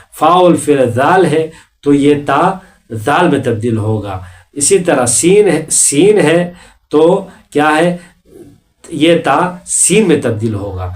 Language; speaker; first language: Urdu; non-native, local second language; Balti